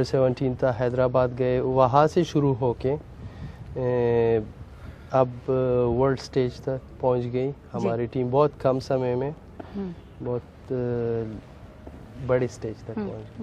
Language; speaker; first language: Hindi; non-native, fluent; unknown